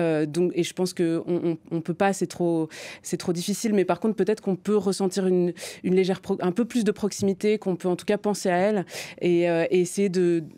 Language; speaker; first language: French; native; French